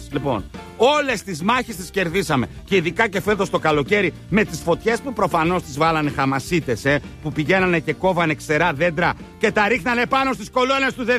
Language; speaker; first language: Greek; native; Greek